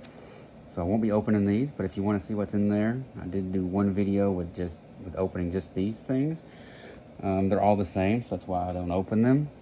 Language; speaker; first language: English; native; English